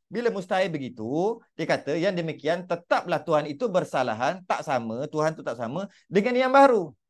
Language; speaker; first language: Malay; native; Malay